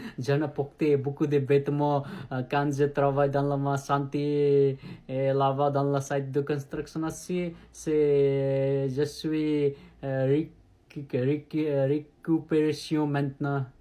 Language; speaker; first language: French; non-native, learner; Nepali